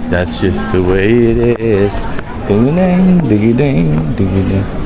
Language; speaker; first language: English; non-native, fluent; Indonesian